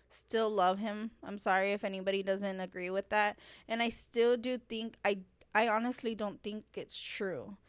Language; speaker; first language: English; native; English